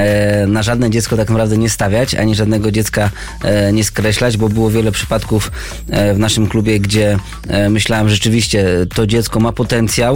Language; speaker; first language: Polish; native; Polish